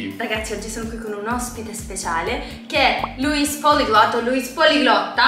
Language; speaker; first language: Italian; native; Italian